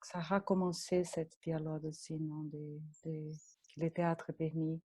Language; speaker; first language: French; non-native, fluent; Portuguese